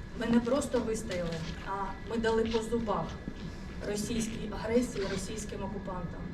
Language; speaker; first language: Ukrainian; non-native, local second language; Russian